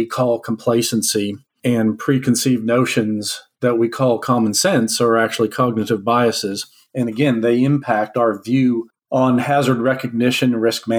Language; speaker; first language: English; native; English